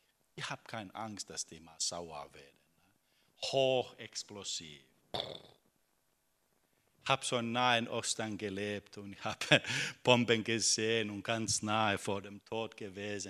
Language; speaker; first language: German; non-native, fluent; Finnish